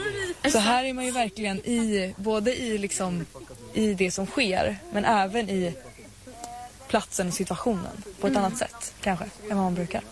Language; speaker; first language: Swedish; native; Swedish